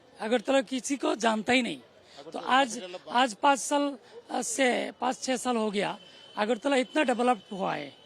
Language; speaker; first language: Hindi; non-native, local second language; Bangla